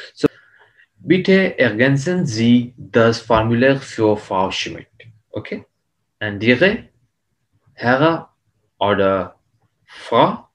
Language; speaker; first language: German; non-native, learner; Hindi